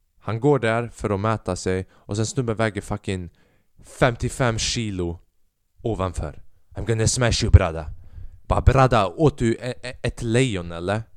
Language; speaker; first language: Swedish; early bilingual, other home language; Albanian